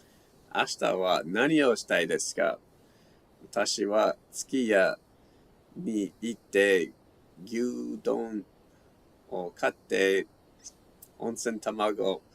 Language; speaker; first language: Japanese; non-native, learner; English